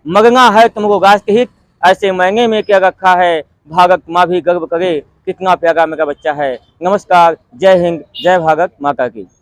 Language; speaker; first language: Hindi; native; Hindi